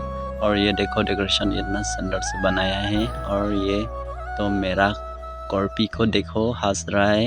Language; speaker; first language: Hindi; non-native, local second language; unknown